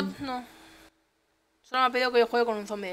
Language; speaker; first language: Spanish; native; Spanish